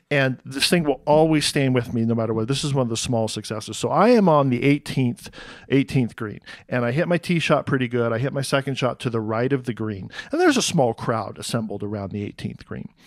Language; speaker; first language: English; native; English